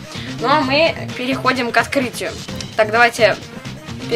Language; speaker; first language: Russian; native; Russian